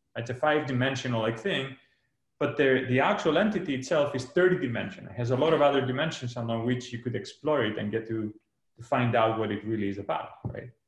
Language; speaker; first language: English; non-native, fluent; Greek